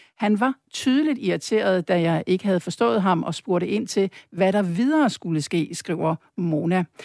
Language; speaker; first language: Danish; native; Danish